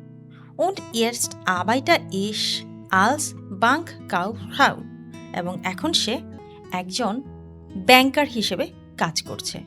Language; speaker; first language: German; non-native, learner; Bangla